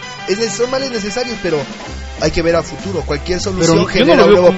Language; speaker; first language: Spanish; native; Spanish